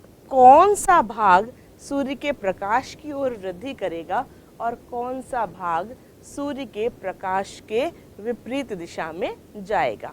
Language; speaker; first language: Hindi; native; Hindi